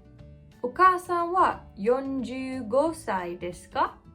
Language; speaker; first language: Japanese; non-native, fluent; English